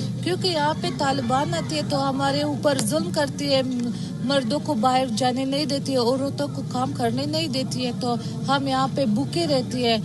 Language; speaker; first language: Hindi; non-native, fluent; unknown